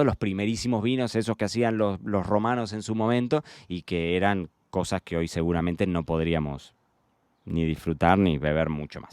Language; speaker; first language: Spanish; native; Spanish